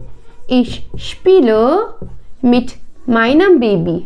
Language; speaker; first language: German; non-native, fluent; Hindi